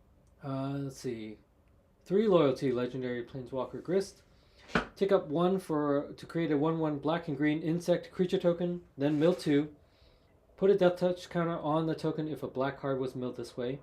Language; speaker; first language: English; native; English